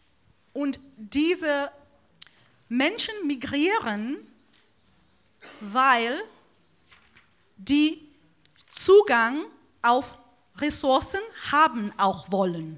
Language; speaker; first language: German; non-native, fluent; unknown